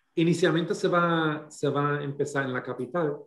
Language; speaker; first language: Spanish; non-native, fluent; German